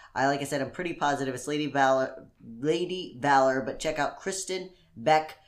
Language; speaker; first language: English; native; English